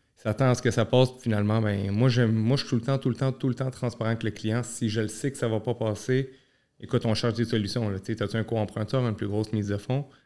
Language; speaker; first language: French; early bilingual, other home language; Arabic